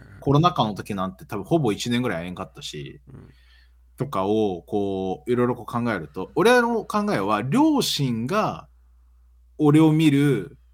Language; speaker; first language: Japanese; early bilingual, other home language; Portuguese